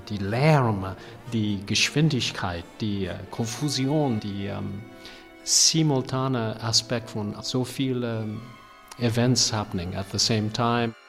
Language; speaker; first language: German; non-native, fluent; English